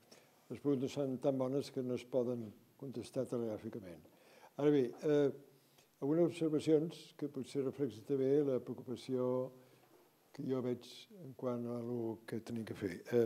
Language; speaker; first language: Catalan; native; Catalan